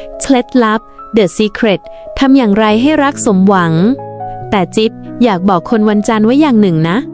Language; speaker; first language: Thai; native; Thai